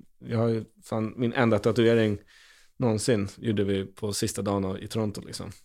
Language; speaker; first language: Swedish; native; Swedish